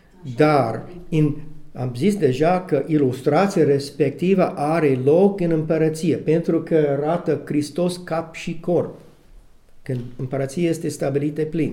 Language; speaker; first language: Romanian; non-native, learner; English